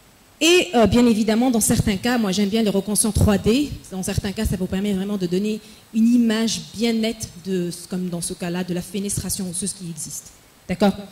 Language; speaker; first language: French; non-native, local second language; Arabic